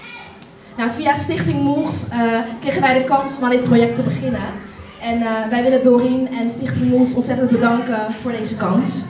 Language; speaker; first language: Dutch; native; Dutch